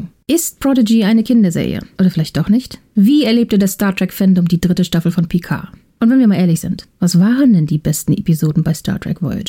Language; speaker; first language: German; native; German